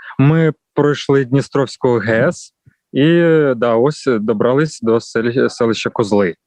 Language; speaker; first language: Ukrainian; non-native, local second language; Russian